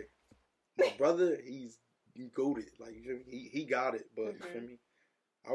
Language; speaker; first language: English; native; English